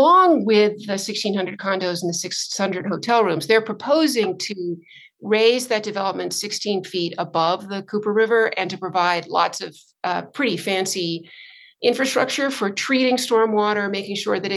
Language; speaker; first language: English; native; English